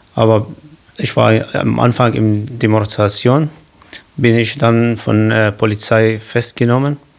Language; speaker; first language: German; non-native, learner; Kurdish